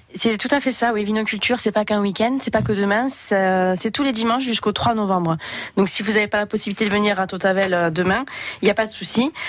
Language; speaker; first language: French; native; French